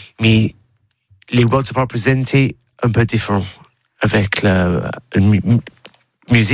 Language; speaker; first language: French; non-native, learner; English